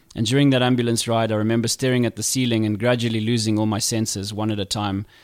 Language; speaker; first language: English; native; English